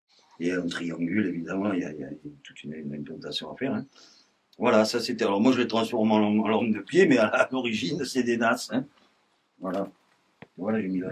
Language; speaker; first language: French; native; French